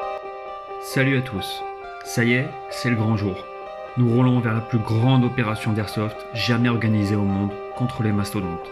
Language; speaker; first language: French; native; French